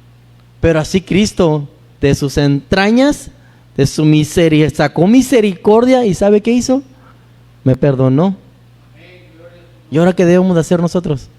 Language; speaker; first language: Spanish; native; Spanish